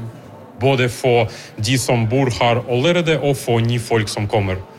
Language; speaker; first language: Norwegian; non-native, fluent; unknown